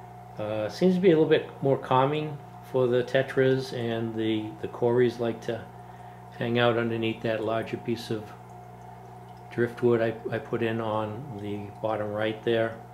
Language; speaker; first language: English; native; English